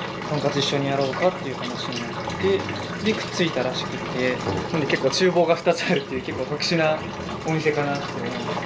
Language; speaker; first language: Japanese; native; Japanese